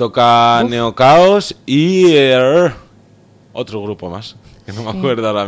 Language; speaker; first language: Spanish; native; Spanish